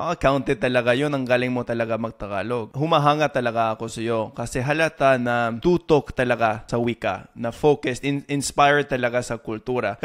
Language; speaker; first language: Filipino; non-native, fluent; English